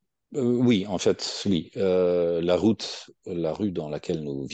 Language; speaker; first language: French; non-native, fluent; English